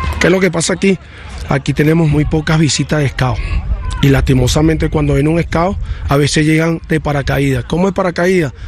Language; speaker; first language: Spanish; native; Spanish